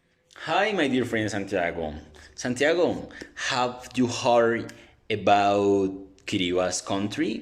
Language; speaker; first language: English; non-native, learner; Spanish